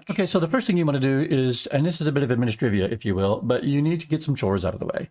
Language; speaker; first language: English; native; English